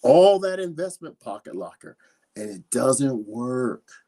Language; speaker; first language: English; native; English